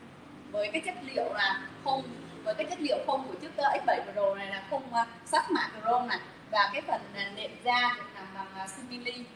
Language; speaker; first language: Vietnamese; native; Vietnamese